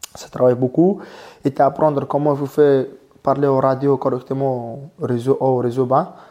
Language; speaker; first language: French; non-native, learner; Mongolian